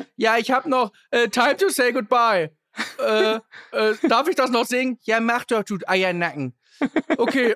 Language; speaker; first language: German; native; German